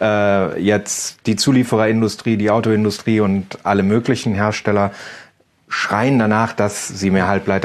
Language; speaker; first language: German; native; German